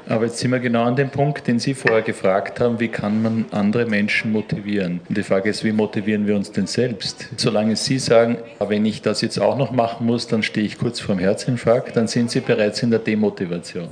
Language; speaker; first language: German; native; German